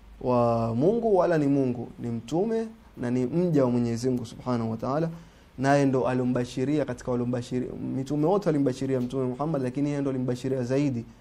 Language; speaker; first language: Swahili; native; Swahili